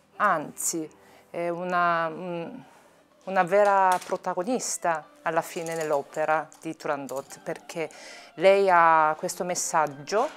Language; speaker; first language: Italian; non-native, fluent; Korean